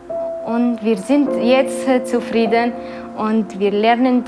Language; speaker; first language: German; non-native, learner; Kurdish